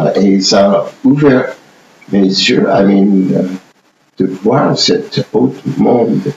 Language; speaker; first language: French; non-native, fluent; English